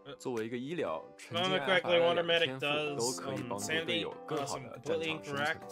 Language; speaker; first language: Chinese; native; Chinese